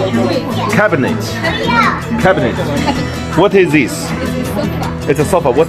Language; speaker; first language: English; non-native, learner; Chinese